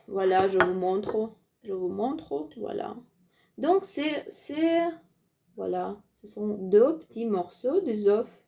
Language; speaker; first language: French; non-native, learner; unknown